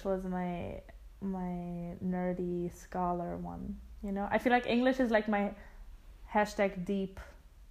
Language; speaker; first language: English; non-native, fluent; German